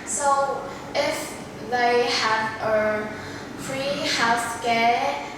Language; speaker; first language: English; non-native, learner; Vietnamese